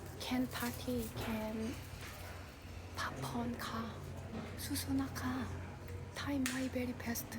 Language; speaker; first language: English; non-native, learner; Korean